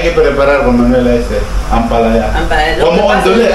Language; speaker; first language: Spanish; non-native, learner; Filipino